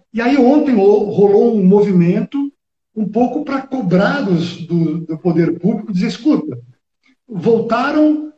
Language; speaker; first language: Portuguese; early bilingual, other home language; Spanish